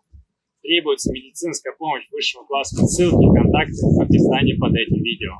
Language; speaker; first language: Russian; native; Russian